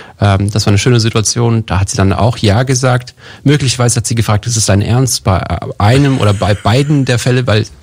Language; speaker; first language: German; native; German